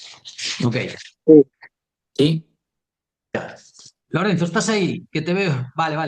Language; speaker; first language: Spanish; native; Spanish